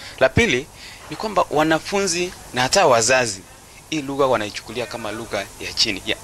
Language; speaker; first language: Swahili; non-native, local second language; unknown